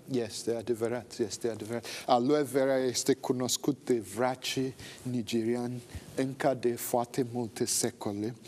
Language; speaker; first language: Romanian; non-native, fluent; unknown